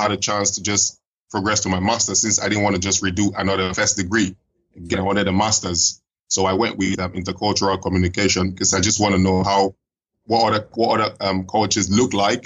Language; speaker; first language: English; non-native, local second language; Igbo